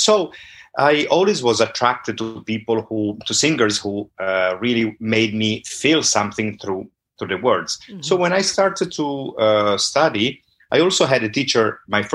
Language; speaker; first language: English; non-native, fluent; Italian